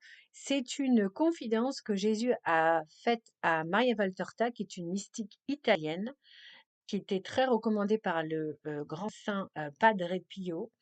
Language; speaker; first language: French; native; French